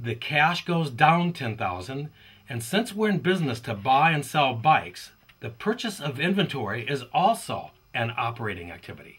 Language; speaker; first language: English; native; English